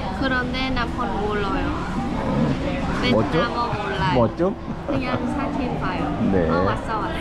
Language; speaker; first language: Korean; non-native, learner; Vietnamese